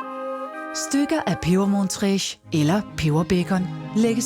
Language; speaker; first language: Danish; native; Danish